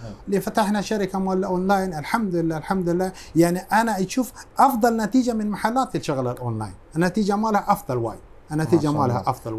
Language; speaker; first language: Arabic; non-native, fluent; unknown